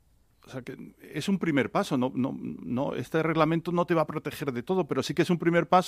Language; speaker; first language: Spanish; native; Spanish